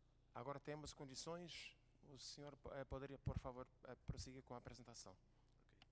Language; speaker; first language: Portuguese; non-native, fluent; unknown